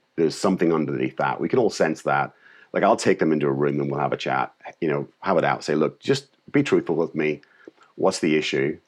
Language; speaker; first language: English; native; English